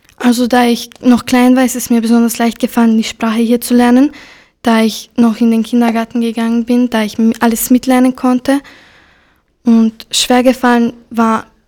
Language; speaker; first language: German; early bilingual, other home language; Croatian